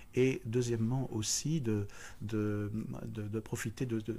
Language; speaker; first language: French; native; French